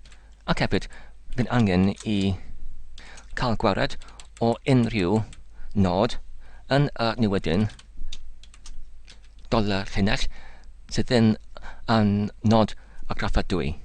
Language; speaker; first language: Welsh; non-native, learner; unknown